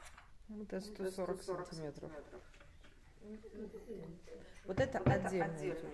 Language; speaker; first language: Russian; native; Russian